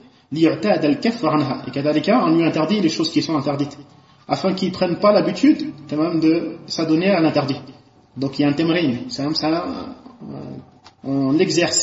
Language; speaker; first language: French; native; French